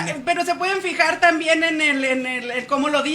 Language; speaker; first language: Spanish; native; Spanish